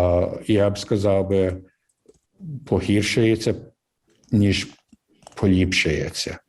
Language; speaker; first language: Ukrainian; early bilingual, heritage; English